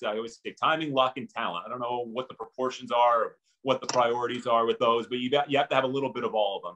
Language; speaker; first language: English; native; English